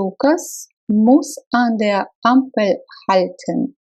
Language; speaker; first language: German; non-native, fluent; Russian